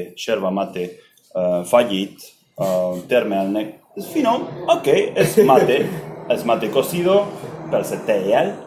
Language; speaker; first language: Hungarian; non-native, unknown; Spanish